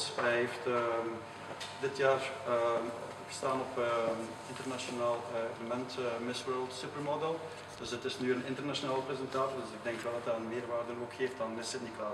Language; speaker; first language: Dutch; native; Dutch